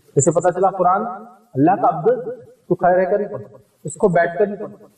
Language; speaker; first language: Urdu; native; Urdu